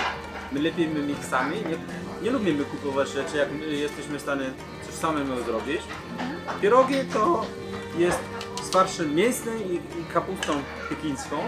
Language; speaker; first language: Polish; non-native, fluent; Chinese